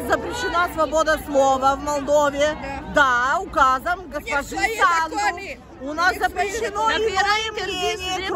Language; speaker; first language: Russian; native; Russian